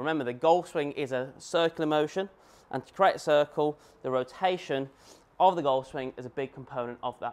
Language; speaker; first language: English; native; English